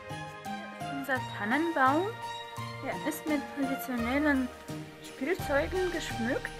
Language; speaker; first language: German; non-native, fluent; Russian